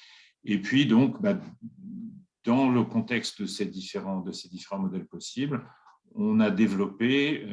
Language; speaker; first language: French; native; French